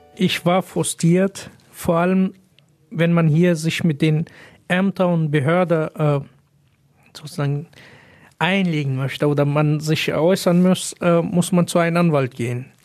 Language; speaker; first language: German; non-native, fluent; Pashto